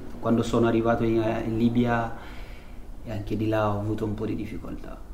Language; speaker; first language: Italian; non-native, learner; Fula